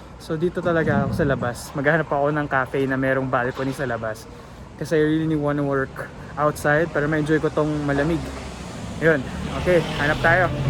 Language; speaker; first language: Filipino; native; Filipino